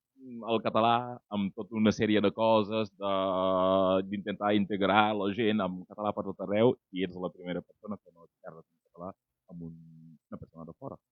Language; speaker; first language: Catalan; non-native, fluent; Wolof